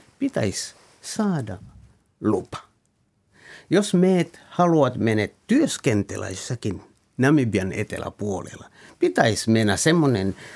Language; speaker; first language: Finnish; non-native, fluent; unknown